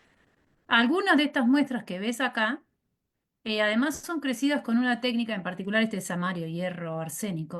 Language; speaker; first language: Spanish; native; Spanish